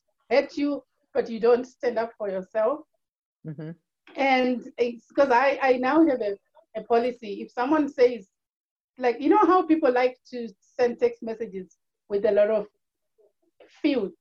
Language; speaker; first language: English; non-native, local second language; Shona